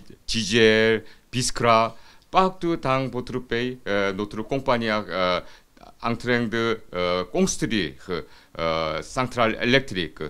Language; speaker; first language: French; non-native, fluent; Korean